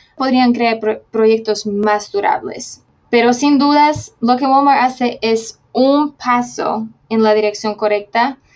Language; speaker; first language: Spanish; non-native, fluent; Slovak